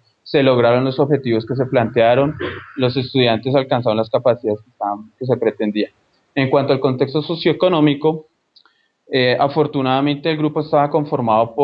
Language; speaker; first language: Spanish; native; Spanish